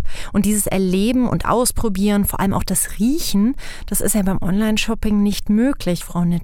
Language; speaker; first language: German; native; German